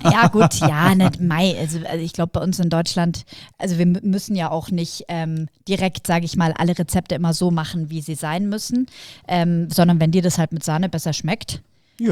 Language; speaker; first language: German; native; German